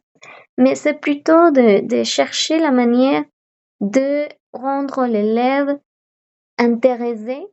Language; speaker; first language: French; non-native, fluent; Spanish